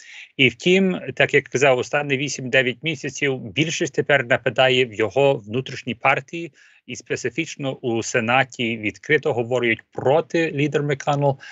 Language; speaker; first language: Ukrainian; early bilingual, heritage; Ukrainian